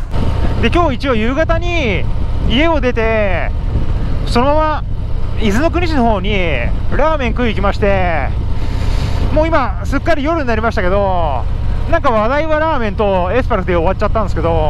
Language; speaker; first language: Japanese; native; Japanese